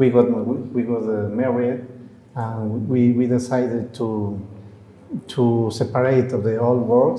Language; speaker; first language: English; non-native, learner; Spanish